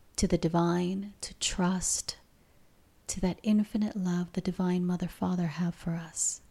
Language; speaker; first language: English; non-native, fluent; Spanish